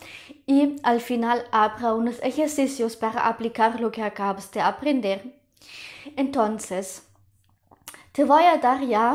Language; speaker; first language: Spanish; non-native, fluent; German